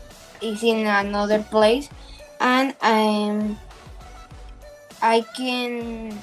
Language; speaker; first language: English; non-native, learner; Spanish